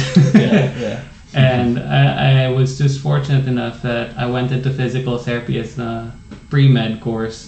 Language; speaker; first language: English; non-native, local second language; Filipino